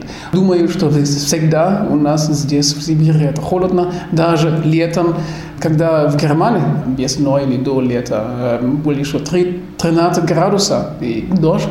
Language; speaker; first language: Russian; non-native, fluent; German